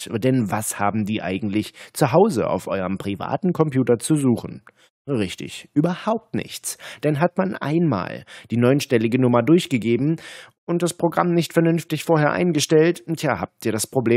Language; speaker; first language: German; native; German